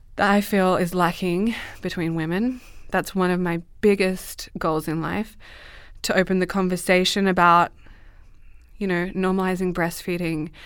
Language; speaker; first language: English; native; English